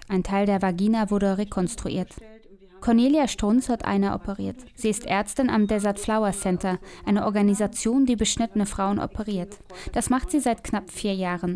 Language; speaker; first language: German; native; German